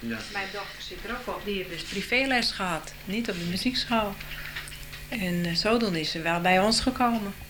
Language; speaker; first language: Dutch; native; Dutch